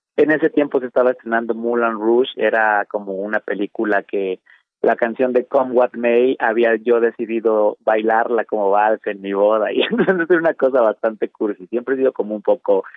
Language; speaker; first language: Spanish; native; Spanish